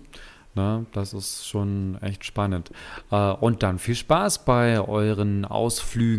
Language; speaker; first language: German; native; German